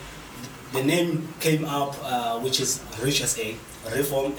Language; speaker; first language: English; non-native, local second language; Xhosa